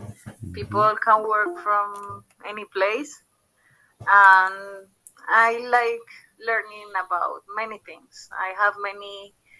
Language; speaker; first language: English; non-native, learner; Spanish